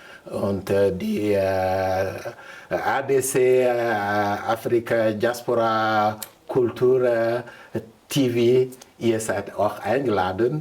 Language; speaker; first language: German; non-native, learner; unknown